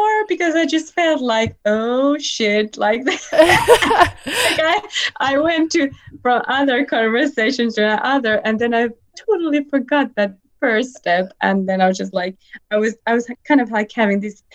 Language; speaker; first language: English; non-native, fluent; Finnish